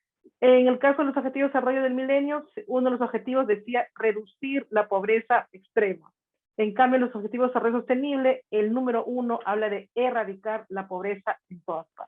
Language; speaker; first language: Spanish; native; Spanish